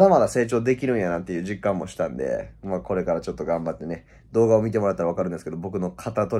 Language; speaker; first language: Japanese; native; Japanese